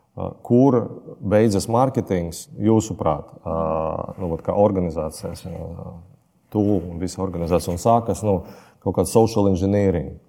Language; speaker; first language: Latvian; non-native, local second language; Russian